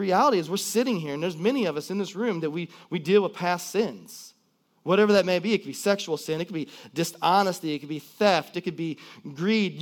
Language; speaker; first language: English; native; English